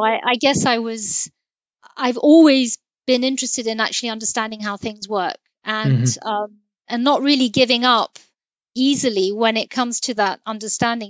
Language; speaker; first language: English; native; English